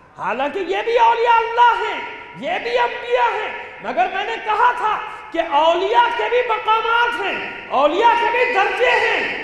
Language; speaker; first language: Urdu; native; Urdu